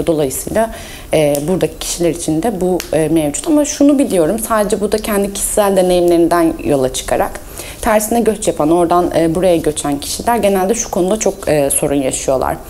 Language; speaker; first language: Turkish; early bilingual, heritage; Turkish